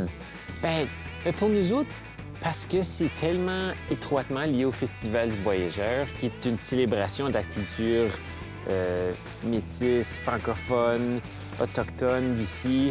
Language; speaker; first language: French; native; French